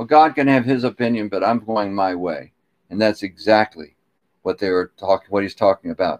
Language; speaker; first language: English; native; English